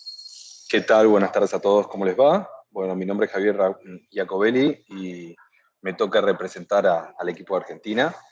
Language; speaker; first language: Spanish; native; Spanish